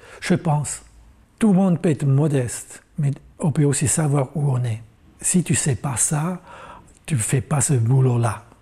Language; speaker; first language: French; non-native, local second language; German